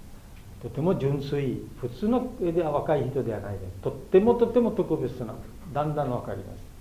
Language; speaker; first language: Japanese; non-native, fluent; Bangla